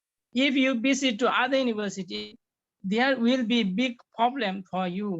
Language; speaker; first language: English; non-native, fluent; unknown